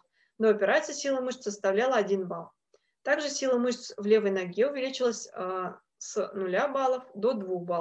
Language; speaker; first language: Russian; native; Russian